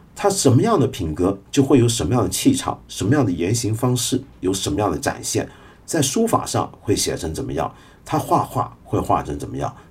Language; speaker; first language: Chinese; native; Chinese